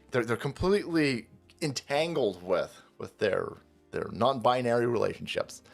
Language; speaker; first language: English; native; English